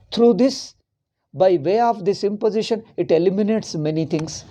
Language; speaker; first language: English; non-native, local second language; Kannada